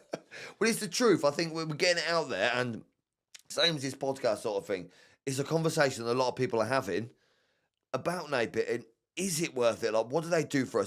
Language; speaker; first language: English; native; English